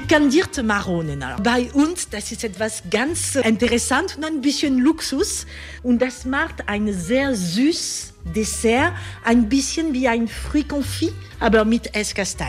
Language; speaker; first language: German; non-native, learner; French